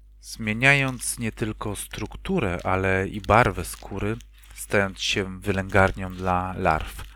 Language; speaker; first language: Polish; native; Polish